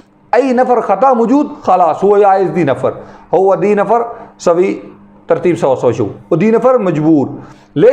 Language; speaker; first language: Arabic; non-native, learner; Urdu